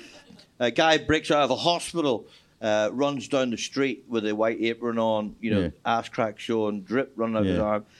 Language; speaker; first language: English; native; English